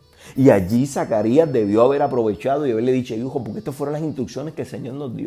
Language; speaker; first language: Spanish; native; Spanish